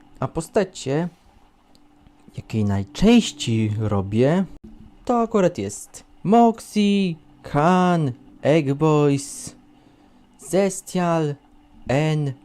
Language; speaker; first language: Polish; native; Polish